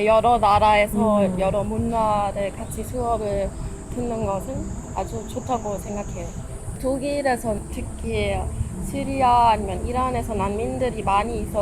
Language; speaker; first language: Korean; non-native, fluent; German